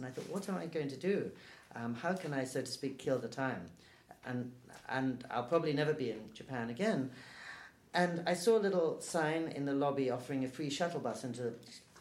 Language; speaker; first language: English; native; English